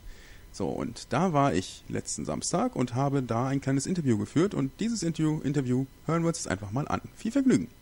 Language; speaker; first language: German; native; German